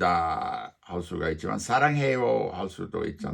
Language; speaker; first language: Korean; non-native, fluent; English